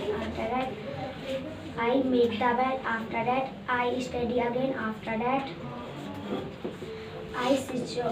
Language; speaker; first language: English; non-native, learner; Hindi